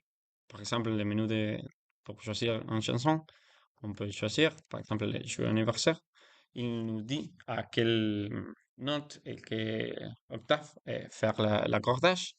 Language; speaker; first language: French; non-native, learner; Spanish